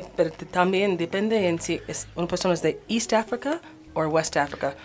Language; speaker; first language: Spanish; non-native, learner; English